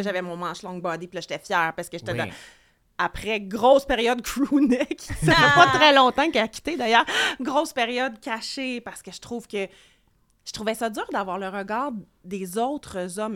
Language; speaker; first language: French; native; French